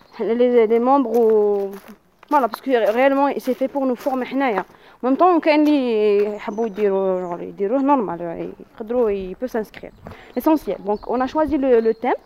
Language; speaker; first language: French; non-native, local second language; Arabic